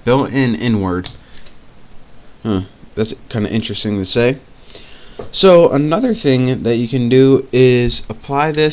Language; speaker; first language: English; native; English